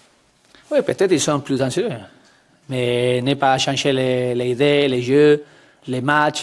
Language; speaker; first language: French; non-native, fluent; Spanish